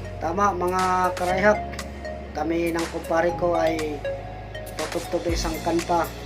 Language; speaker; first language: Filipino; non-native, local second language; Waray